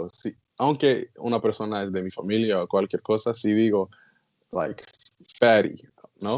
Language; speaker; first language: Spanish; non-native, learner; English